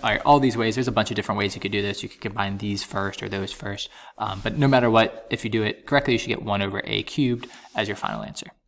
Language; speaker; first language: English; native; English